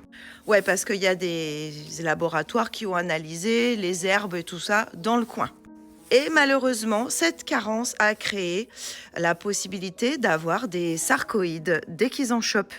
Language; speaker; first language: French; native; French